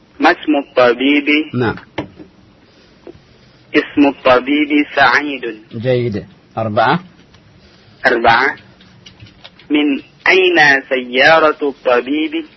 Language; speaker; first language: Arabic; non-native, fluent; Indonesian